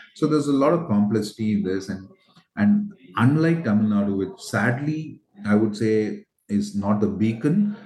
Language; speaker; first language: English; non-native, local second language; Tamil